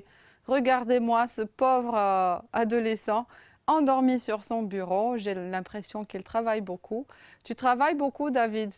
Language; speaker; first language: French; non-native, fluent; Romanian